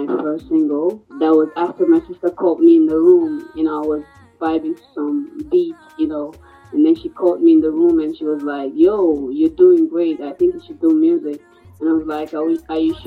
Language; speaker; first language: English; non-native, local second language; Krio